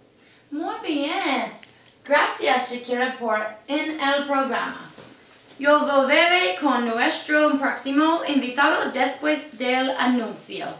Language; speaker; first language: Spanish; non-native, learner; English